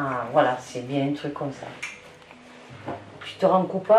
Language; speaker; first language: French; native; French